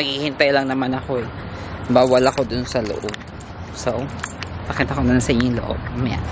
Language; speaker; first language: Filipino; native; Filipino